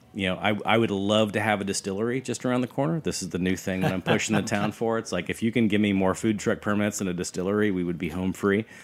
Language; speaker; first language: English; native; English